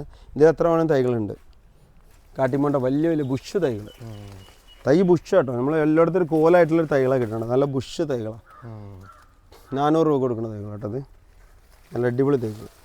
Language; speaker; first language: Malayalam; native; Malayalam